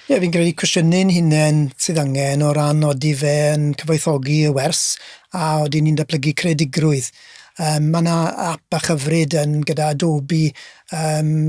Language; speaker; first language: Welsh; native; Welsh